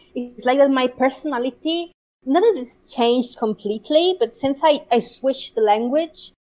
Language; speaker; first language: English; non-native, fluent; Italian